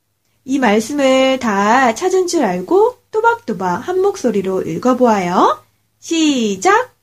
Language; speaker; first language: Korean; native; Korean